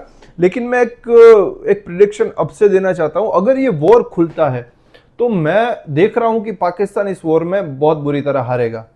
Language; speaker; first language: Hindi; non-native, local second language; Gujarati